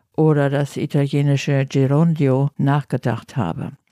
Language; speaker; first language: German; native; German